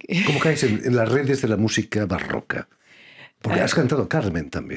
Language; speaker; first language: Spanish; native; Spanish